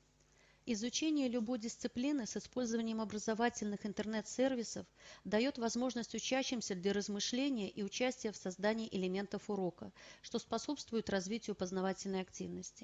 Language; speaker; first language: Russian; native; Russian